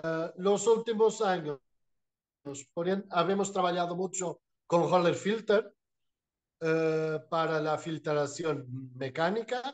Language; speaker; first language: Spanish; non-native, fluent; Portuguese